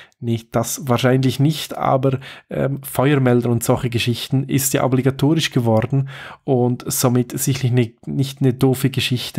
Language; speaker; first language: German; native; German